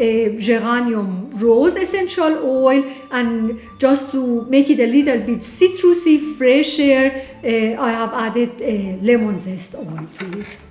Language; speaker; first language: English; non-native, fluent; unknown